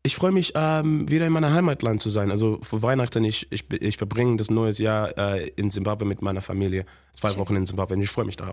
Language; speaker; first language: German; non-native, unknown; Shona